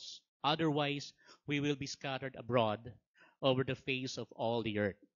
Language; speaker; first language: English; non-native, local second language; Filipino